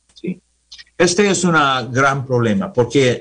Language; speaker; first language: Spanish; non-native, learner; English